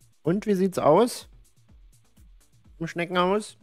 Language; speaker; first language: German; native; German